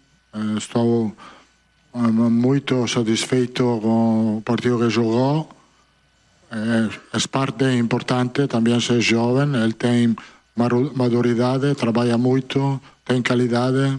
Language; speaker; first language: Portuguese; non-native, fluent; Italian